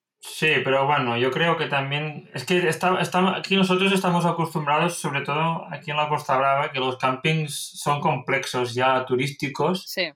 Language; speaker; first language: Spanish; non-native, local second language; Catalan